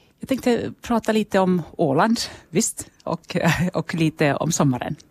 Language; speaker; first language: Swedish; non-native, local second language; Finnish